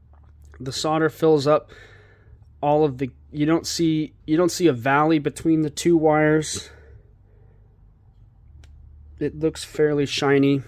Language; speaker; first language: English; native; English